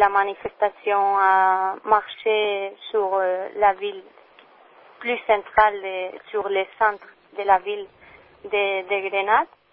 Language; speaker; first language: French; non-native, learner; Spanish